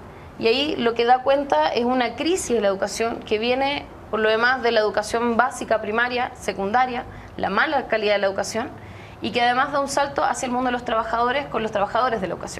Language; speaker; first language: Spanish; native; Spanish